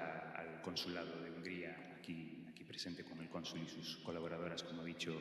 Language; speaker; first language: Spanish; native; Spanish